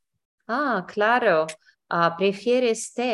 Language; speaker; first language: Spanish; non-native, learner; English